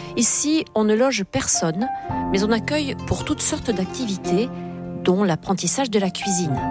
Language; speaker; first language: French; native; French